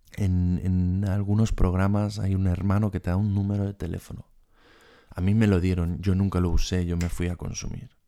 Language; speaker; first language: Spanish; non-native, fluent; German